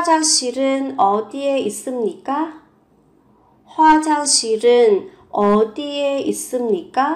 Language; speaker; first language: Korean; non-native, fluent; Vietnamese